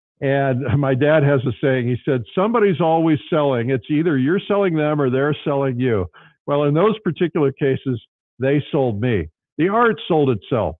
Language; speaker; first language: English; native; English